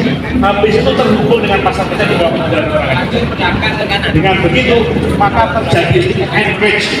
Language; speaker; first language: Indonesian; native; Indonesian